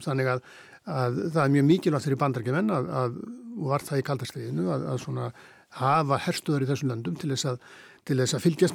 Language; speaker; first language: Icelandic; native; Icelandic